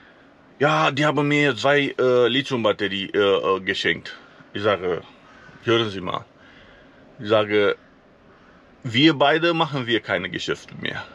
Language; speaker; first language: German; non-native, fluent; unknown